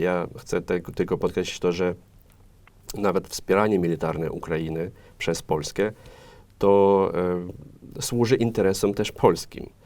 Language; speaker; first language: Polish; non-native, fluent; Ukrainian